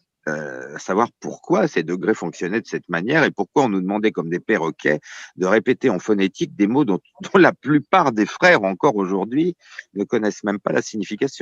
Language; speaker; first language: French; native; French